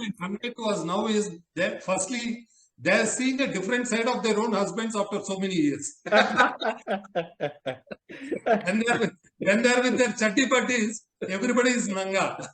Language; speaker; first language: English; non-native, local second language; Telugu